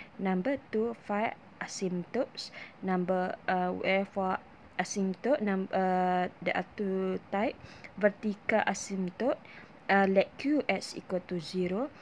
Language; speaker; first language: English; non-native, local second language; Malay